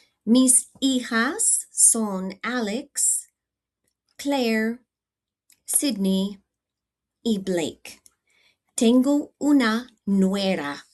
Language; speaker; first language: Spanish; non-native, fluent; English